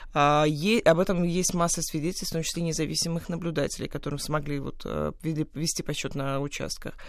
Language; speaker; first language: Russian; native; Russian